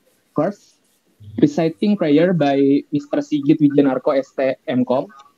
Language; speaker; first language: English; non-native, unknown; Indonesian